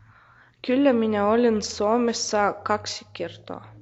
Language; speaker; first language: Finnish; non-native, learner; Russian